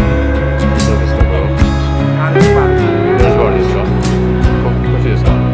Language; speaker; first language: Japanese; non-native, learner; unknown